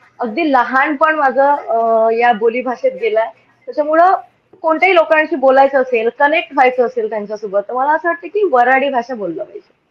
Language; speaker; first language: Marathi; native; Marathi